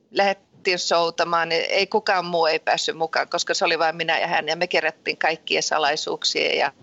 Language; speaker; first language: Finnish; early bilingual, heritage; Finnish